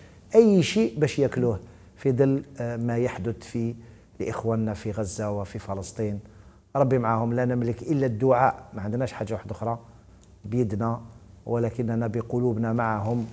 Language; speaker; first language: Arabic; native; Arabic